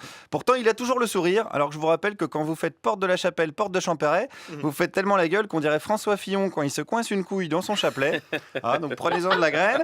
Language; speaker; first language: French; native; French